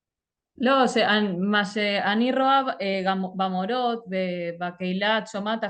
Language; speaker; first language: Hebrew; non-native, fluent; Spanish